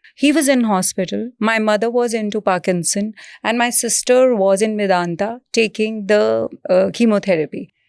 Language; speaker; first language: English; non-native, local second language; Punjabi